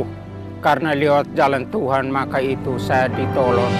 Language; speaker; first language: Indonesian; non-native, local second language; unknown